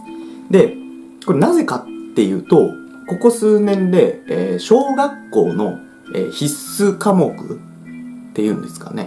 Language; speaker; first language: Japanese; native; Japanese